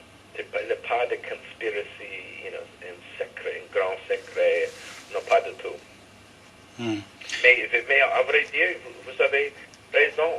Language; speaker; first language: French; non-native, fluent; English